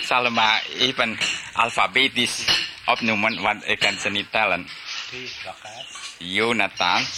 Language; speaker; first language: Dutch; early bilingual, heritage; Dutch